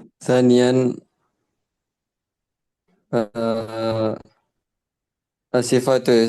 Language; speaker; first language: Arabic; non-native, learner; Indonesian